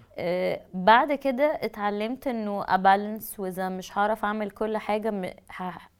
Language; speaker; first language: Arabic; native; Arabic